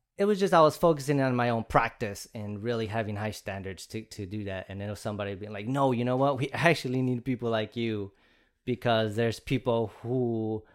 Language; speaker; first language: English; early bilingual, other home language; Spanish